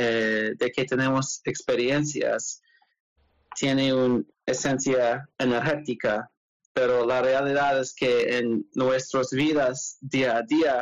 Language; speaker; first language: Spanish; non-native, learner; English